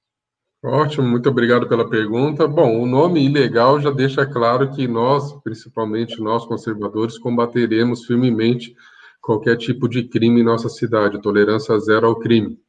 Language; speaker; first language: Portuguese; native; Portuguese